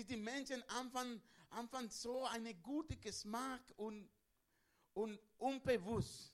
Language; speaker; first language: German; non-native, learner; Spanish